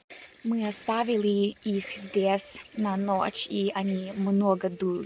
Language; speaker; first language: Russian; non-native, learner; English